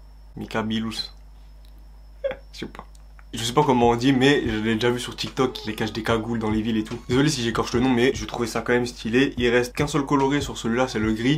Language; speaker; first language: French; native; French